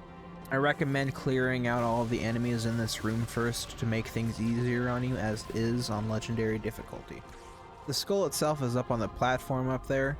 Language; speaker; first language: English; native; English